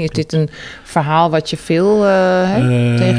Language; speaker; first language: Dutch; native; Dutch